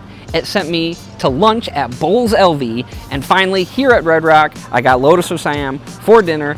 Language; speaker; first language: English; native; English